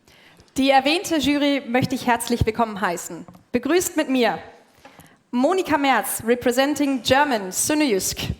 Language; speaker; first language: German; native; German